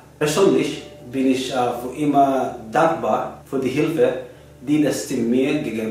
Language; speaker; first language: German; non-native, learner; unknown